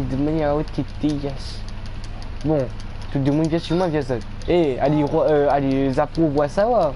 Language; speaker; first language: French; non-native, local second language; Réunion Creole French